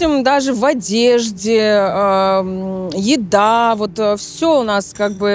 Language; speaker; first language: Russian; native; Russian